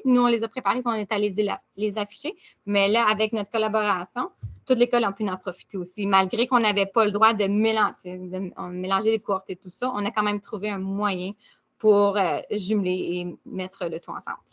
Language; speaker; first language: French; native; French